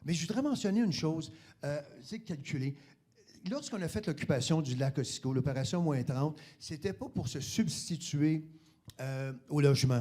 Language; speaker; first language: French; native; French